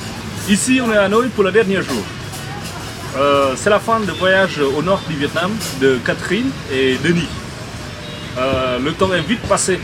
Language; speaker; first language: French; non-native, fluent; Vietnamese